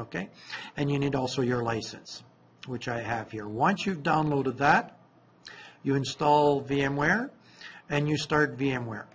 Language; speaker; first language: English; non-native, fluent; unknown